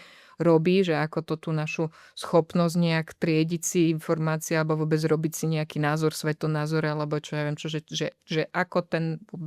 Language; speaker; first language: Slovak; native; Slovak